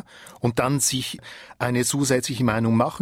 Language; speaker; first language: German; native; German